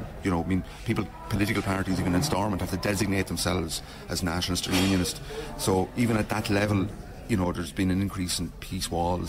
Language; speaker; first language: English; native; English